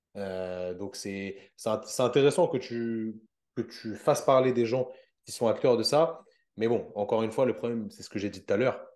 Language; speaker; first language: French; native; French